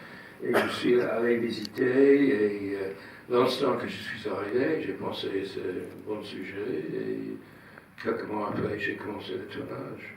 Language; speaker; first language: French; non-native, fluent; English